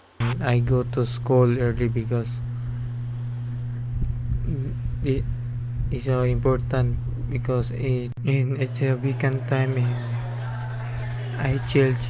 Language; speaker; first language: English; non-native, learner; Cebuano